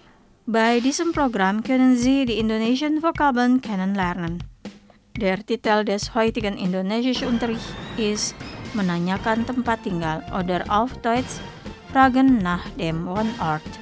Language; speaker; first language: German; non-native, fluent; Indonesian